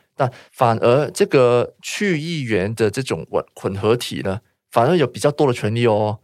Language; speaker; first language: Chinese; non-native, local second language; Cantonese